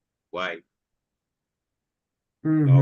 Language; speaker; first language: English; non-native, learner; Spanish